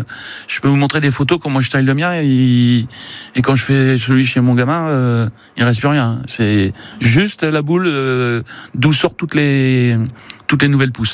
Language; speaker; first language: French; native; French